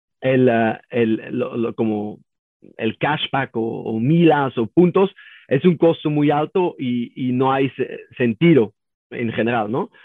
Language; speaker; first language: Spanish; non-native, learner; German